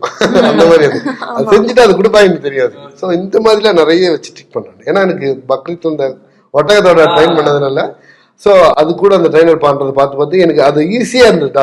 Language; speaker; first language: Tamil; native; Tamil